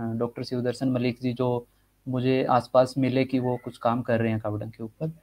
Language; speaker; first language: Hindi; native; Hindi